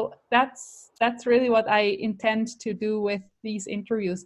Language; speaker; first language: English; non-native, fluent; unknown